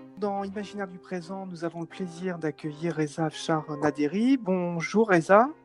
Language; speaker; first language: French; native; French